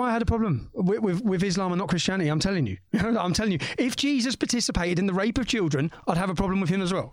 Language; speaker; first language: English; native; English